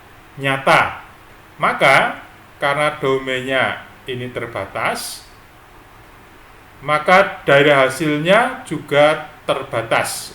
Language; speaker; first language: Indonesian; native; Indonesian